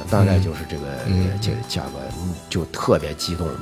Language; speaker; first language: Chinese; native; Chinese